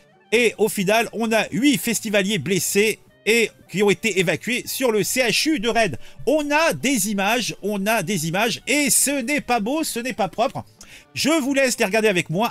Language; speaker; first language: French; native; French